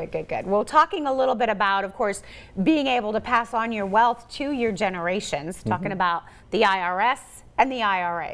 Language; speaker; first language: English; native; English